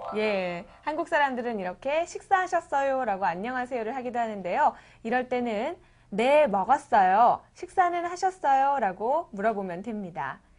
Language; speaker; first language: Korean; native; Korean